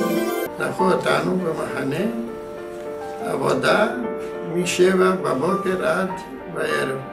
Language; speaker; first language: Hebrew; non-native, fluent; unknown